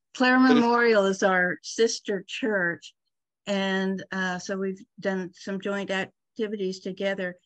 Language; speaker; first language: English; native; English